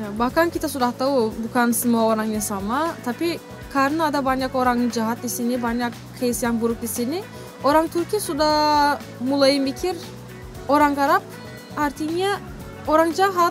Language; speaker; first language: Indonesian; non-native, fluent; Turkish